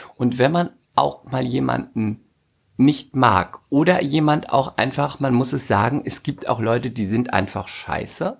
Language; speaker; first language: German; native; German